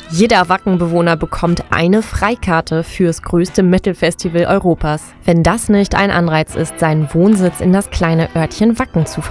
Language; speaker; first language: German; native; German